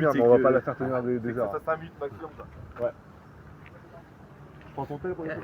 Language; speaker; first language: French; native; French